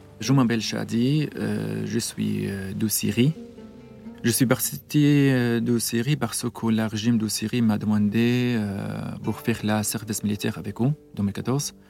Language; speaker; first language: French; non-native, learner; Arabic